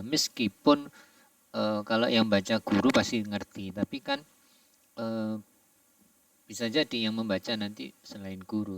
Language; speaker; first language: Indonesian; native; Indonesian